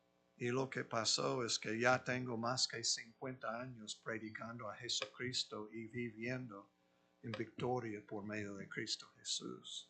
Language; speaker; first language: Spanish; non-native, fluent; English